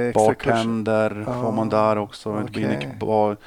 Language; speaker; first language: Swedish; native; Swedish